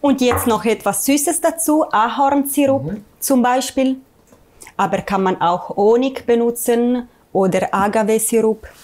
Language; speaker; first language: German; non-native, learner; Italian